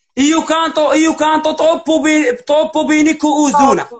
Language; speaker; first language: Italian; non-native, learner; Arabic